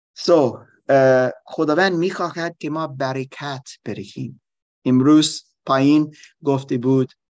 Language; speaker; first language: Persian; non-native, learner; German